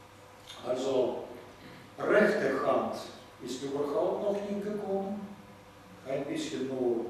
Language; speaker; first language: German; non-native, fluent; Russian